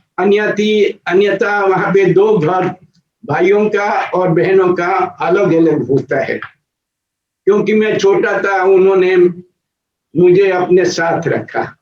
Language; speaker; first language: Hindi; non-native, local second language; Gujarati